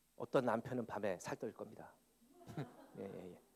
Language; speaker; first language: Korean; native; Korean